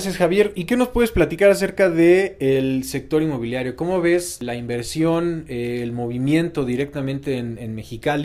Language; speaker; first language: Spanish; native; Spanish